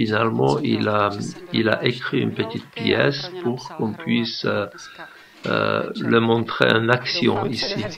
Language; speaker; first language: French; non-native, fluent; Czech